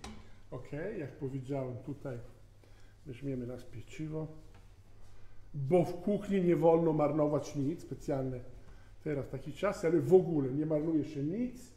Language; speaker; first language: Polish; non-native, fluent; Italian